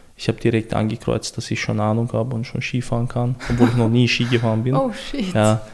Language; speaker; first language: German; early bilingual, other home language; Chechen